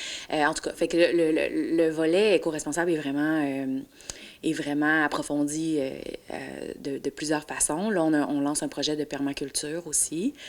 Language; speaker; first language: French; native; French